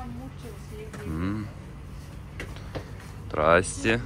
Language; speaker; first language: Russian; native; Russian